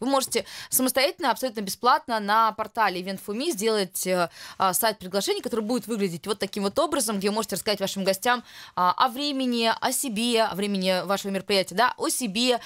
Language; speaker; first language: Russian; native; Russian